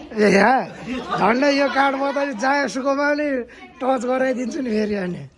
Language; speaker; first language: Nepali; native; Nepali